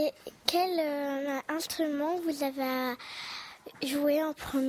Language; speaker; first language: French; native; French